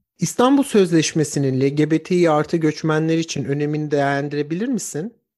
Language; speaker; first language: Turkish; native; Turkish